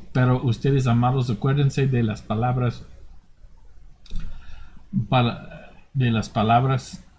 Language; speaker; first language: Spanish; non-native, fluent; English